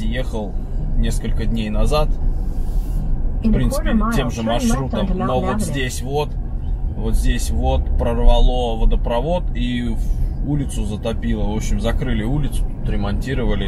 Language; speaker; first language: Russian; native; Russian